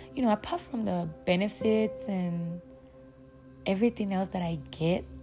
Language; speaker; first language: English; non-native, local second language; Yoruba